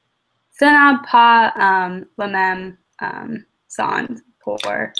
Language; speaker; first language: French; non-native, learner; English